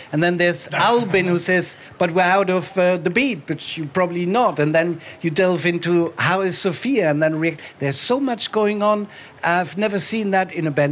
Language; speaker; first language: English; non-native, fluent; German